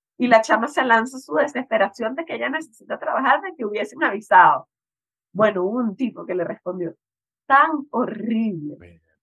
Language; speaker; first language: Spanish; native; Spanish